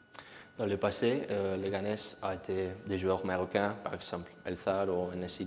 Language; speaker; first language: French; non-native, learner; Spanish